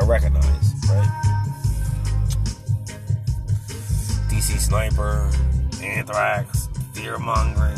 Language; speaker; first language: English; native; English